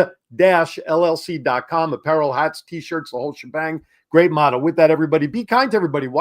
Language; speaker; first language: English; native; English